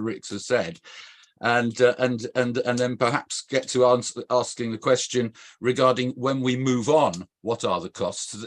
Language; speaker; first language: English; native; English